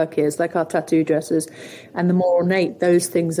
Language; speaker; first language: English; native; English